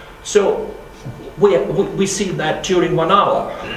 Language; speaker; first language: English; non-native, fluent; German